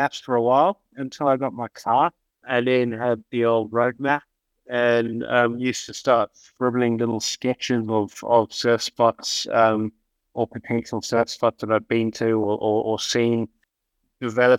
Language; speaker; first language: English; native; English